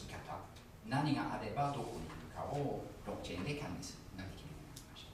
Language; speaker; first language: Japanese; non-native, fluent; English